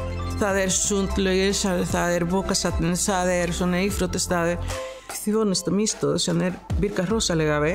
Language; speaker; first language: Icelandic; non-native, fluent; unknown